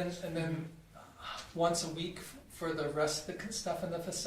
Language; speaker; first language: English; native; English